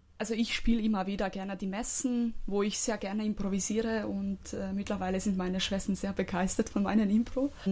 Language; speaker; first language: German; non-native, fluent; Croatian